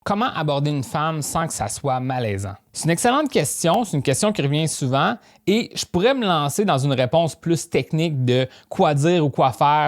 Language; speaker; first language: French; native; French